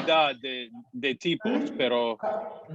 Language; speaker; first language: Spanish; non-native, fluent; English